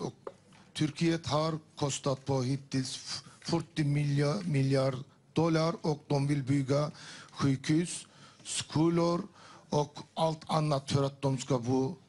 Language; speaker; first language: Swedish; non-native, fluent; Turkish